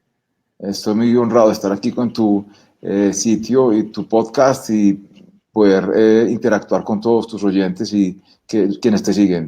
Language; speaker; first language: Spanish; native; Spanish